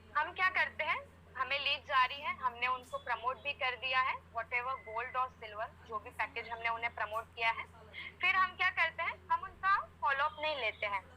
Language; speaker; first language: Hindi; non-native, local second language; Gujarati